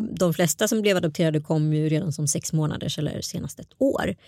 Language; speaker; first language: Swedish; early bilingual, other home language; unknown